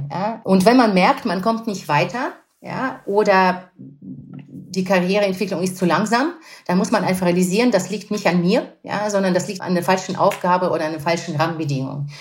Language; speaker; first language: German; non-native, fluent; Russian